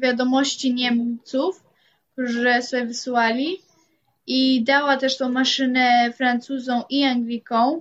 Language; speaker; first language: Polish; early bilingual, heritage; Polish